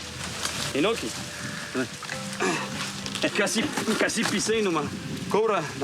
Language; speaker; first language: Portuguese; non-native, learner; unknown